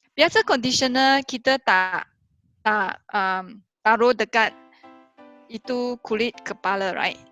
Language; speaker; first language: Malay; non-native, local second language; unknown